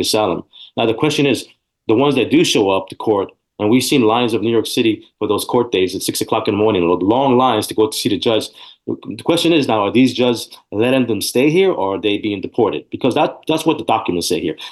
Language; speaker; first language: English; native; English